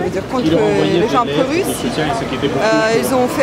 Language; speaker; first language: French; non-native, fluent; Russian